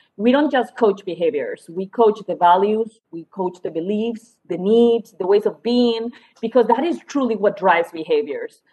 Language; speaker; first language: English; non-native, fluent; Spanish